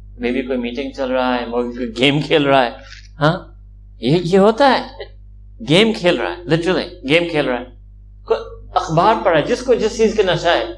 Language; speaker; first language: Urdu; early bilingual, heritage; Urdu